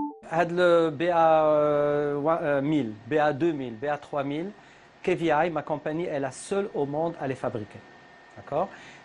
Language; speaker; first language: French; non-native, local second language; Arabic